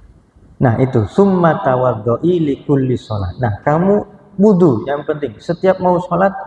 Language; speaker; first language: Indonesian; non-native, local second language; Javanese